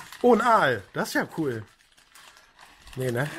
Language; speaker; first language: German; native; German